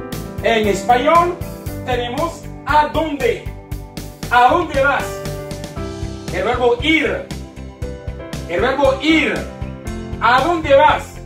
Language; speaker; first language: Spanish; non-native, fluent; Haitian Creole